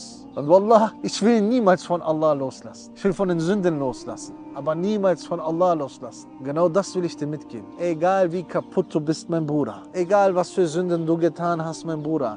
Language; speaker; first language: German; early bilingual, other home language; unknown